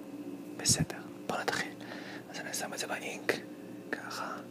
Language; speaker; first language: Hebrew; non-native, fluent; English